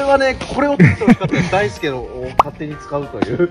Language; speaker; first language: Japanese; native; Japanese